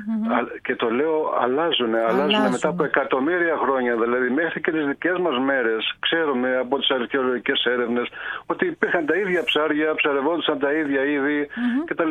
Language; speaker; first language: Greek; native; Greek